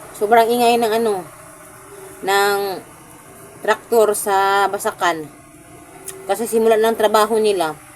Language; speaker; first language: Filipino; non-native, local second language; Cebuano